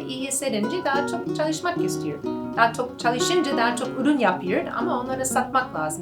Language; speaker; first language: Turkish; non-native, learner; English